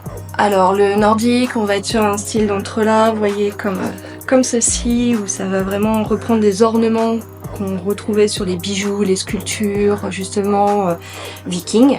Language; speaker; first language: French; native; French